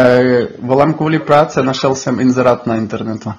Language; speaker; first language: Czech; non-native, learner; Ukrainian